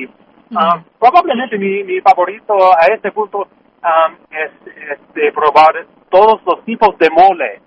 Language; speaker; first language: Spanish; non-native, fluent; English